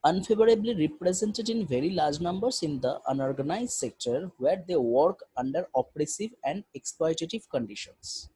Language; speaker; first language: English; non-native, local second language; Bangla